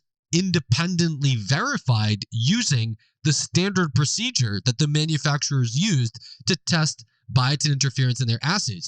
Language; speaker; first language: English; native; English